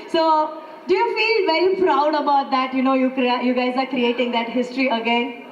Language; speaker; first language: Kannada; native; Kannada